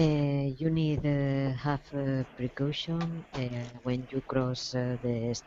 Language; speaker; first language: English; non-native, learner; Spanish